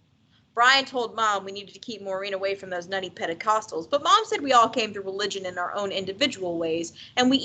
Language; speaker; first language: English; native; English